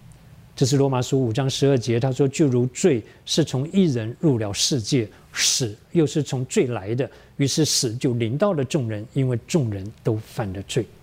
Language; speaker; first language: Chinese; native; Chinese